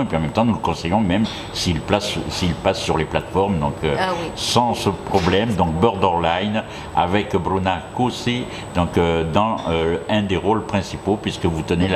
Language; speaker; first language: French; native; French